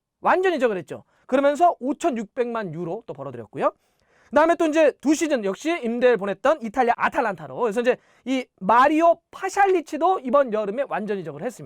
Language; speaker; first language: Korean; native; Korean